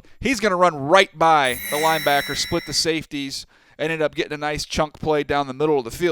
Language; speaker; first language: English; native; English